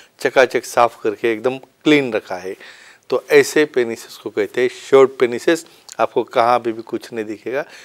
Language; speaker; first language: Hindi; non-native, local second language; Marathi